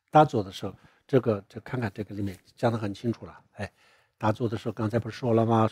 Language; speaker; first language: Chinese; non-native, local second language; Tibetan